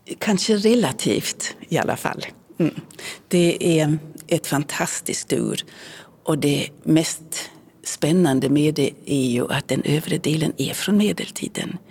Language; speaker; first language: Swedish; early bilingual, heritage; Swedish